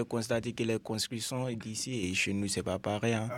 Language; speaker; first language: French; non-native, local second language; Dyula